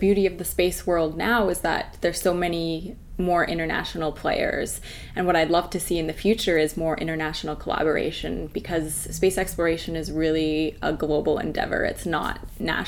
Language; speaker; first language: English; native; English